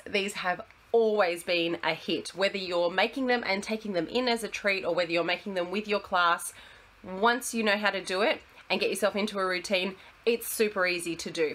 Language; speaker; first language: English; native; English